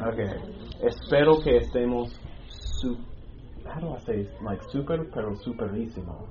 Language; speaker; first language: Spanish; non-native, fluent; English